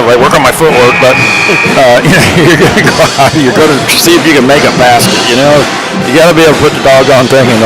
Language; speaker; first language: English; native; English